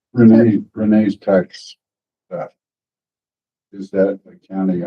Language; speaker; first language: English; native; English